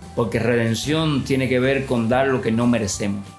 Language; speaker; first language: Spanish; native; Spanish